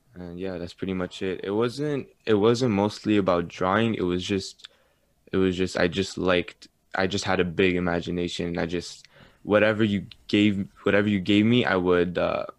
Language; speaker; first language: English; early bilingual, other home language; Arabic